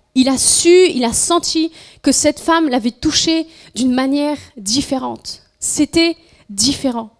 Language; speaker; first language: French; non-native, fluent; Spanish